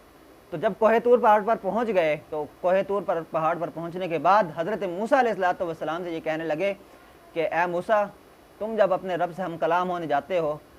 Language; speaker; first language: Urdu; native; Urdu